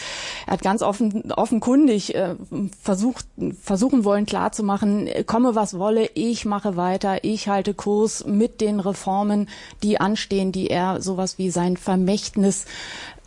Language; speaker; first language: German; native; German